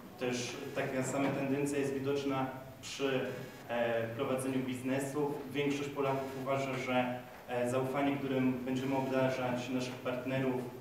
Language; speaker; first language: Polish; native; Polish